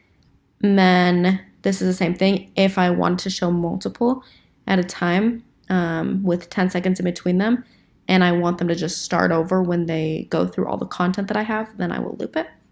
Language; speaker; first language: English; native; English